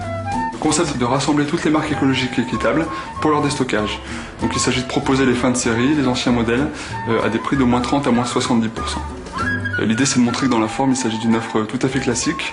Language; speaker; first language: French; native; French